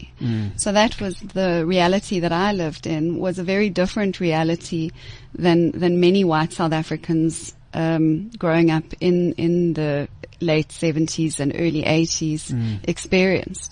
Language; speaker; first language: English; native; English